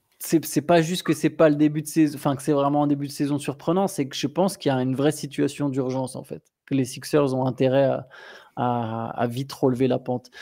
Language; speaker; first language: French; native; French